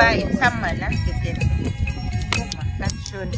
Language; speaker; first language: German; non-native, learner; Thai